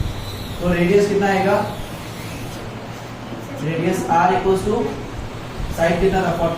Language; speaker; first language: Hindi; native; Hindi